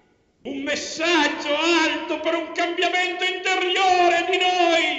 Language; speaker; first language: Italian; non-native, fluent; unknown